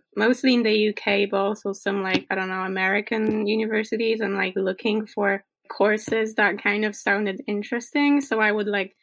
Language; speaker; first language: English; non-native, fluent; Polish